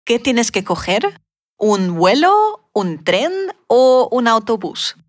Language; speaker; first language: Spanish; non-native, fluent; Russian